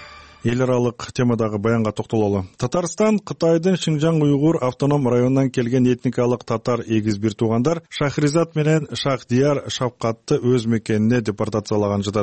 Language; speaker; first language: Kyrgyz; native; Kyrgyz